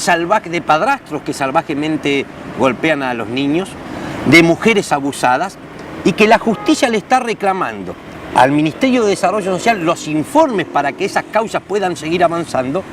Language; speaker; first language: Spanish; native; Spanish